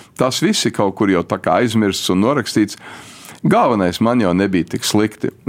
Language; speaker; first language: Latvian; early bilingual, heritage; Latvian